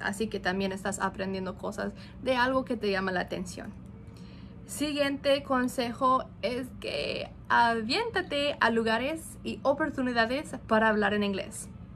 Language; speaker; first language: Spanish; non-native, fluent; English